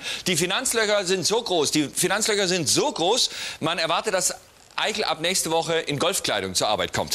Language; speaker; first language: German; native; German